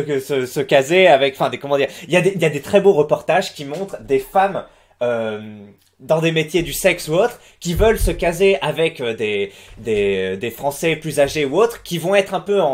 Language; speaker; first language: French; native; French